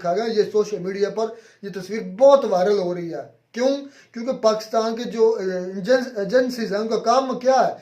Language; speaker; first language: Urdu; non-native, local second language; Kashmiri